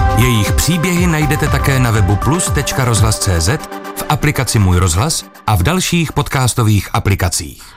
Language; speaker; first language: Czech; native; Czech